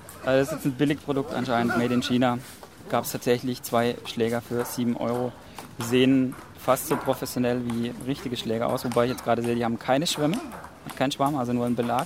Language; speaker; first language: German; native; German